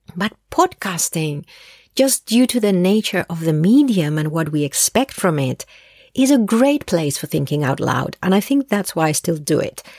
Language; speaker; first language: English; early bilingual, other home language; Spanish